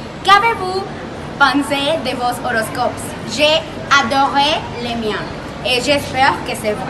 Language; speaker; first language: French; non-native, learner; Spanish